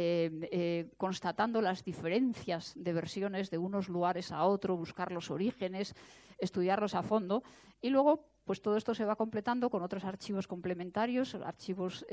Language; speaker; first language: Spanish; native; Spanish